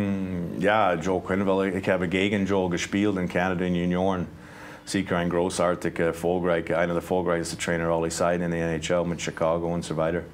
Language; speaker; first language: German; non-native, fluent; English